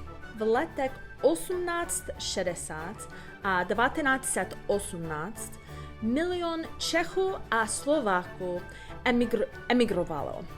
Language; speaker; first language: Czech; non-native, learner; English